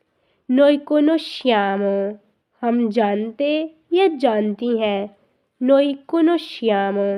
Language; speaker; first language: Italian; non-native, fluent; Urdu